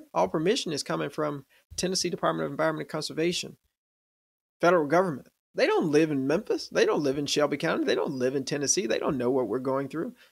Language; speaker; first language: English; native; English